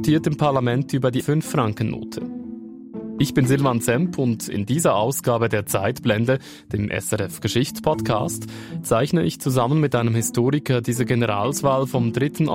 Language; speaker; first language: German; native; German